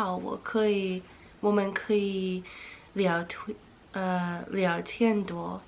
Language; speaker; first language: Chinese; non-native, learner; English